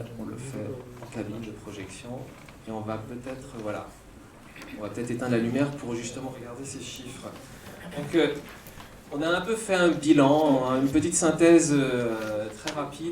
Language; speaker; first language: French; native; French